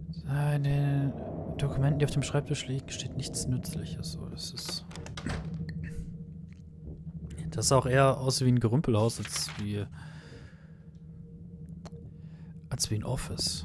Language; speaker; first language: German; native; German